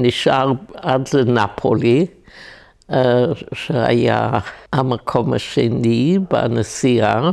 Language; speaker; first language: Hebrew; non-native, fluent; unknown